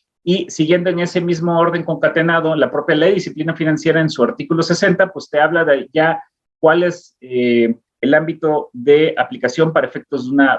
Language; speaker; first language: Spanish; native; Spanish